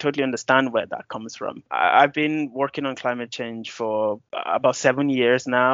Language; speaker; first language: English; non-native, local second language; Yoruba